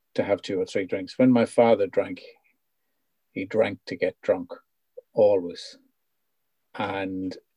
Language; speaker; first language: English; native; English